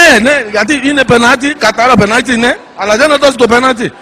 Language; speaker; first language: Greek; non-native, learner; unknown